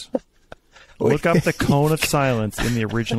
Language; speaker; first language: English; native; English